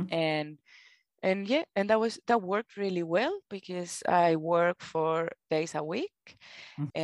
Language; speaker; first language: English; non-native, fluent; Spanish